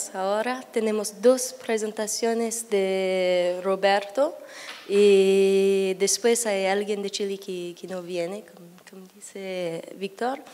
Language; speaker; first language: Spanish; non-native, learner; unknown